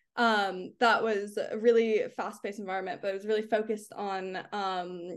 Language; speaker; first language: English; native; English